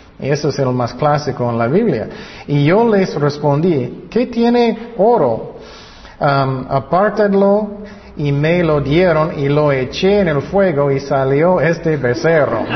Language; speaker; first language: Spanish; non-native, fluent; English